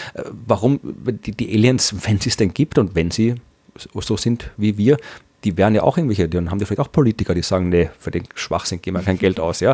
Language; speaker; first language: German; native; German